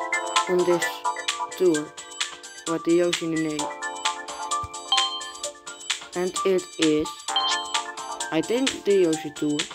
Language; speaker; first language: English; non-native, learner; Dutch